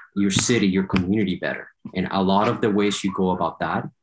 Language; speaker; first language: English; non-native, fluent; Spanish